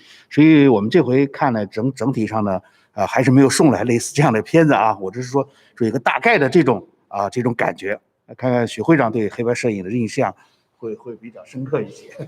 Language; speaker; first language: Chinese; native; Chinese